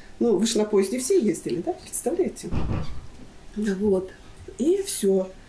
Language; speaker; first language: Russian; native; Russian